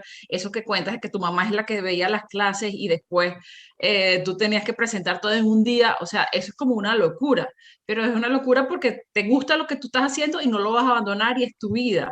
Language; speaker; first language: Spanish; native; Spanish